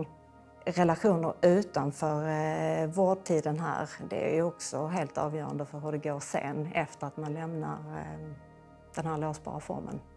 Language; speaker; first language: Swedish; native; Swedish